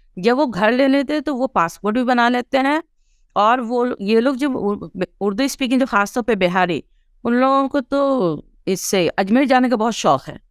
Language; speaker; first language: Urdu; early bilingual, heritage; Urdu